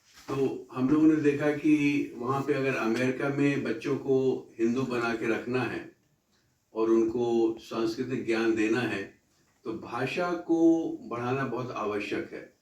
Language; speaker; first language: Hindi; native; Hindi